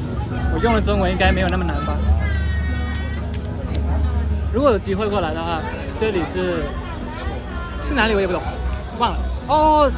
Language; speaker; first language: Chinese; non-native, learner; Thai